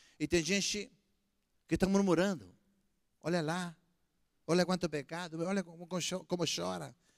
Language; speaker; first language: Portuguese; non-native, fluent; Spanish